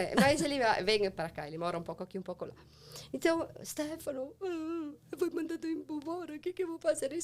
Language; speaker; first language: Portuguese; non-native, fluent; Italian